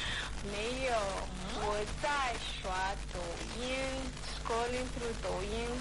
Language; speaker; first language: Chinese; non-native, learner; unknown